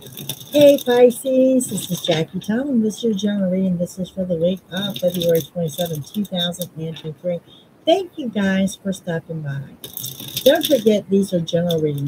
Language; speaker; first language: English; native; English